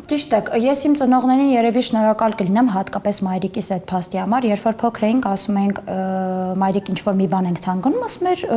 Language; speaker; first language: Armenian; native; Armenian